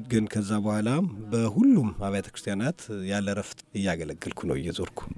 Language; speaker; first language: Amharic; native; Amharic